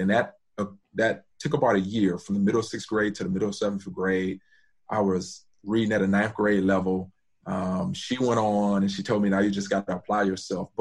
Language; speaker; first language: English; native; English